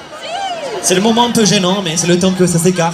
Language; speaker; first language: French; native; French